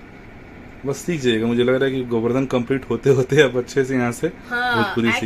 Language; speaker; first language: Hindi; native; Hindi